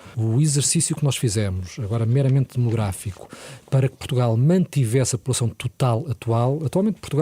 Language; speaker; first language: Portuguese; native; Portuguese